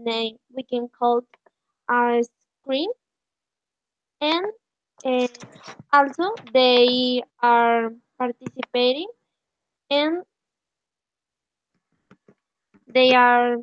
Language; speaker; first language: English; non-native, learner; Spanish